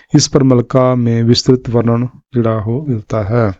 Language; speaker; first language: Hindi; non-native, local second language; Punjabi